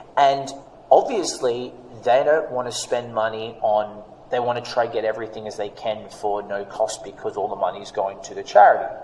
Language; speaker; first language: English; native; English